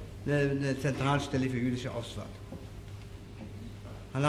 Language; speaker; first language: Hebrew; non-native, fluent; German